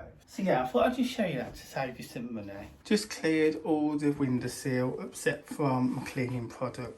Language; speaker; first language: English; native; English